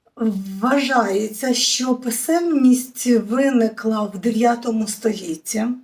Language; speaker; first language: Ukrainian; native; Ukrainian